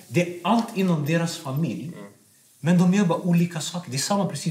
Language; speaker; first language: Swedish; non-native, local second language; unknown